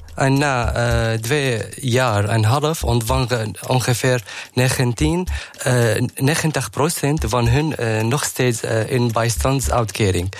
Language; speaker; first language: Dutch; non-native, learner; Arabic